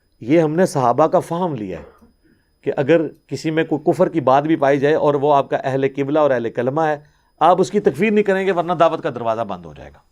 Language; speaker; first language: Urdu; non-native, local second language; Punjabi